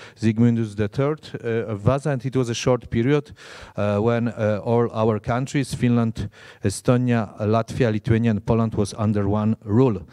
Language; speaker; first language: English; non-native, fluent; Polish